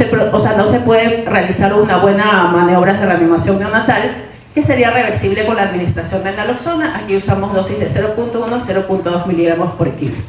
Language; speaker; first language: Spanish; native; Spanish